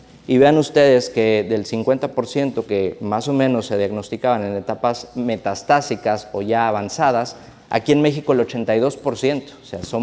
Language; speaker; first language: Spanish; native; Spanish